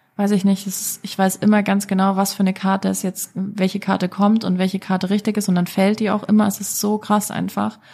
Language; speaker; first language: German; native; German